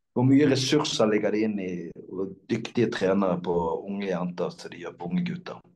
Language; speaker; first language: Norwegian; native; Norwegian